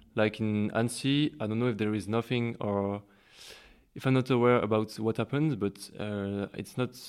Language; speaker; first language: English; non-native, learner; French